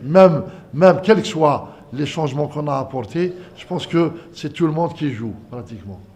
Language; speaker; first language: French; non-native, local second language; Arabic